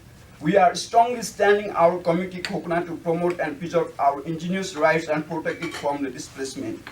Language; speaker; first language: English; non-native, fluent; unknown